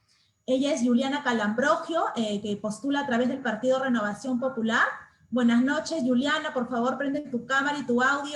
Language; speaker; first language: Spanish; native; Spanish